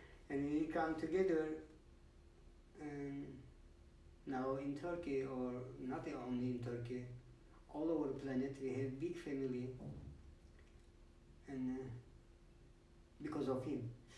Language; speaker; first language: English; non-native, learner; Turkish